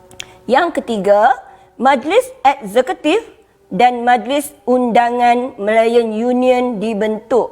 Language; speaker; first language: Malay; native; Malay